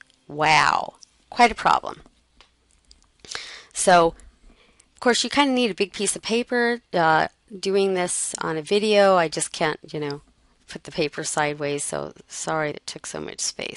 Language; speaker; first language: English; native; English